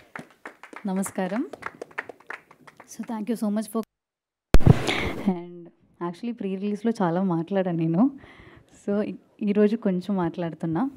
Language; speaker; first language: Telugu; non-native, fluent; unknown